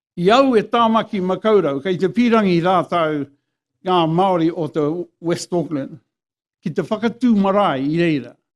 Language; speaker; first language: Māori; non-native, local second language; English